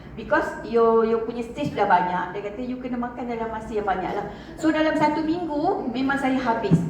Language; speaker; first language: Malay; native; Malay